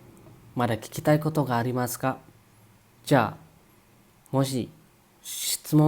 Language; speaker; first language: Japanese; non-native, fluent; Indonesian